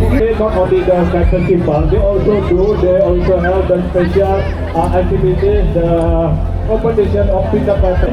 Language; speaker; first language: English; non-native, learner; Indonesian